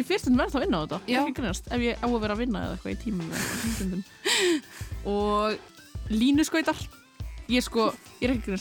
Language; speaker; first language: Icelandic; native; Icelandic